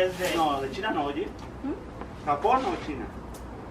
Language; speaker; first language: Spanish; non-native, learner; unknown